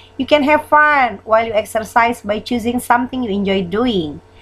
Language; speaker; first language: English; non-native, fluent; Indonesian